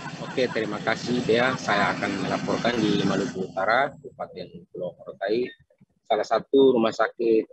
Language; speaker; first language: Indonesian; native; Indonesian